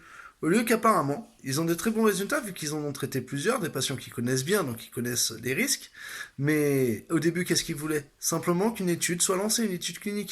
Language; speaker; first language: French; native; French